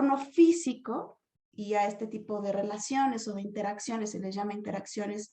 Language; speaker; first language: Spanish; native; Spanish